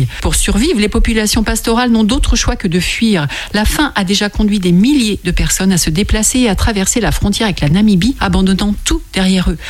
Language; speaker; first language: French; native; French